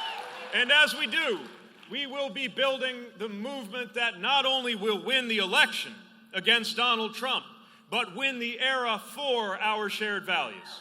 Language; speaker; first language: English; native; English